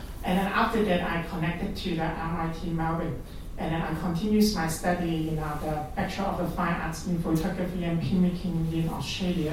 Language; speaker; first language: English; non-native, local second language; Cantonese